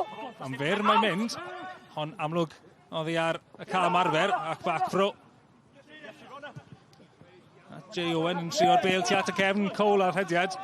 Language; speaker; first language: Welsh; native; Welsh